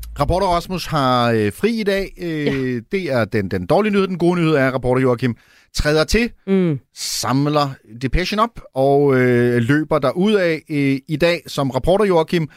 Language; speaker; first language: Danish; native; Danish